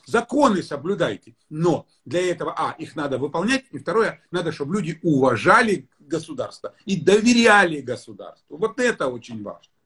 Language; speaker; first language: Russian; native; Russian